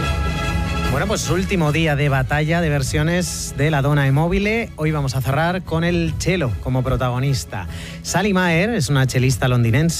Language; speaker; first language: Spanish; native; Spanish